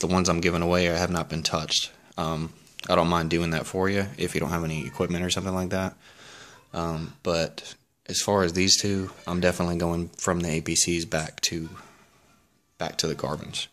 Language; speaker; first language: English; native; English